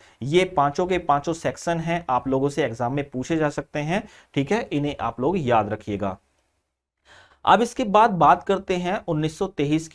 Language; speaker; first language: Hindi; native; Hindi